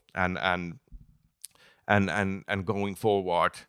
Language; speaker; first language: English; non-native, fluent; Finnish